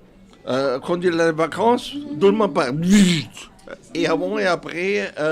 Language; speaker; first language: French; non-native, fluent; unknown